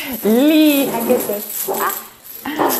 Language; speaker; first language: Hebrew; non-native, fluent; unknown